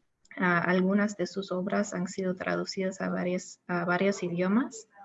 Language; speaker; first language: Spanish; non-native, learner; English